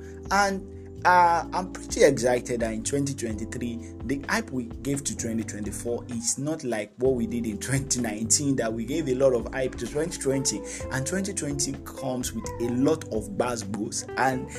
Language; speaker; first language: English; non-native, local second language; Yoruba